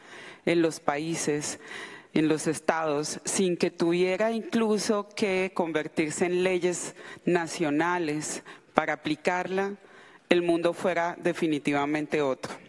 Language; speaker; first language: Spanish; non-native, local second language; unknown